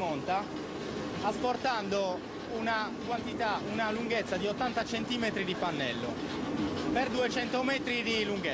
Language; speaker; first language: Italian; native; Italian